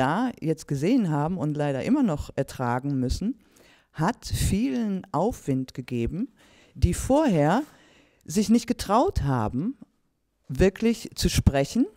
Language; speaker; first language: German; native; German